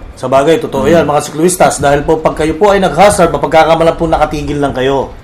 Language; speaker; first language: Filipino; native; Filipino